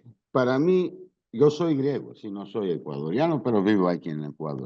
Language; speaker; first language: Spanish; non-native, learner; Greek